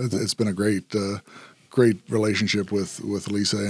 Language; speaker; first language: English; native; English